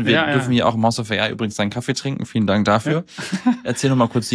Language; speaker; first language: German; native; German